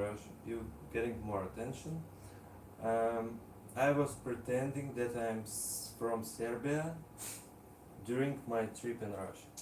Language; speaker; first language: English; non-native, learner; Russian